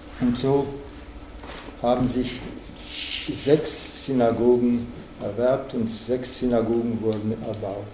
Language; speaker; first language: German; non-native, fluent; Czech